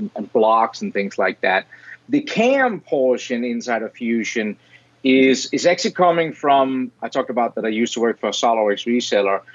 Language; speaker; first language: English; non-native, fluent; Danish